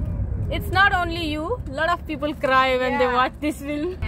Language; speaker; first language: English; non-native, fluent; Urdu